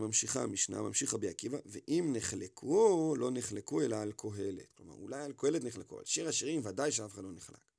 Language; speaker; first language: Hebrew; native; Hebrew